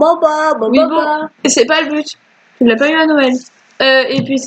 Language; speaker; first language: French; native; French